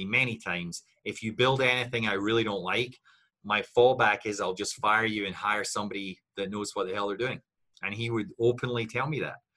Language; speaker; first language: English; native; English